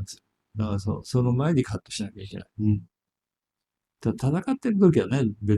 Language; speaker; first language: Japanese; native; Japanese